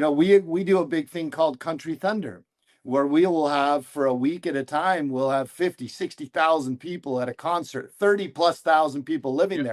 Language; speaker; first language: English; native; English